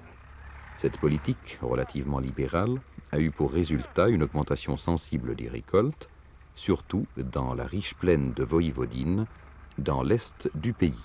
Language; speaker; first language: French; native; French